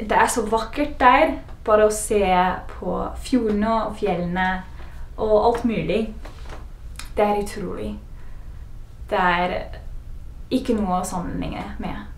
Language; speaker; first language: Norwegian; non-native, fluent; English